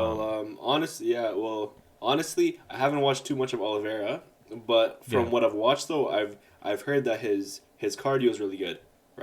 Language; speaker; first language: English; native; English